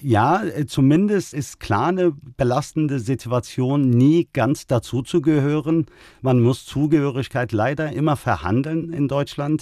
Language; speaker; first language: German; early bilingual, other home language; Turkish